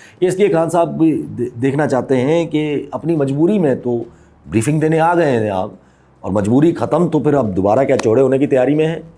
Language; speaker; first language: Urdu; non-native, local second language; Sindhi